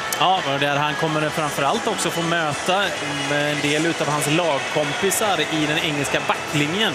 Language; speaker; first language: Swedish; native; Swedish